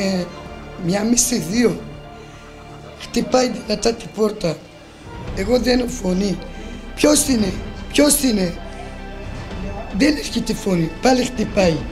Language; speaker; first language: Greek; non-native, local second language; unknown